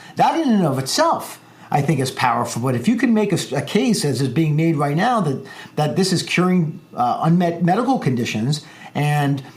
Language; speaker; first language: English; native; English